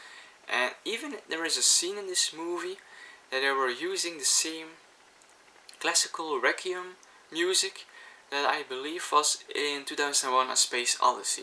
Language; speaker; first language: English; non-native, fluent; Dutch